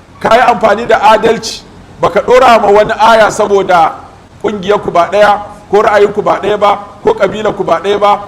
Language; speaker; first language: Hausa; native; Hausa